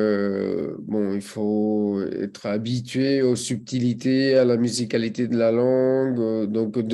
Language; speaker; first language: French; non-native, fluent; Spanish